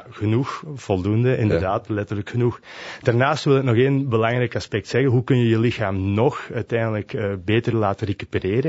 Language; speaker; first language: Dutch; native; Dutch